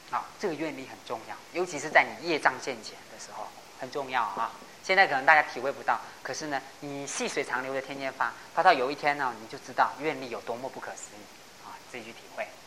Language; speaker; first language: Chinese; non-native, local second language; Hakka Chinese